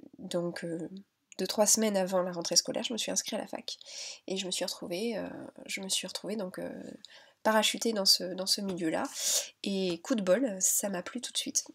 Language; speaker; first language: French; native; French